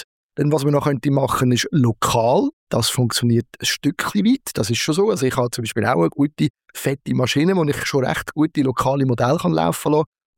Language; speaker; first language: German; native; German